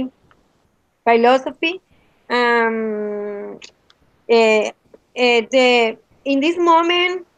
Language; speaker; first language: English; non-native, learner; Spanish